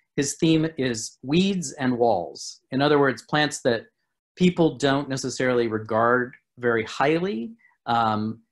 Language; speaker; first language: English; native; English